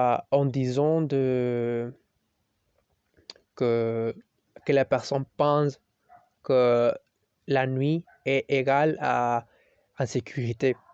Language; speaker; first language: French; non-native, learner; Spanish